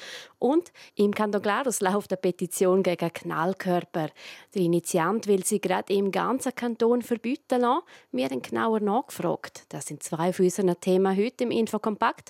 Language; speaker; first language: German; native; German